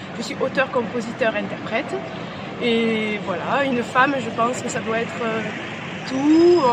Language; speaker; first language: French; native; French